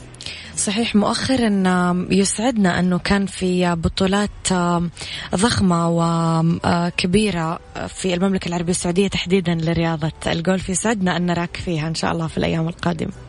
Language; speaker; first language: Arabic; native; Arabic